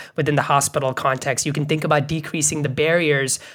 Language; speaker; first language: English; non-native, local second language; Bangla